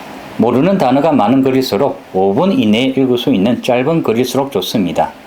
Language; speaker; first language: Korean; native; Korean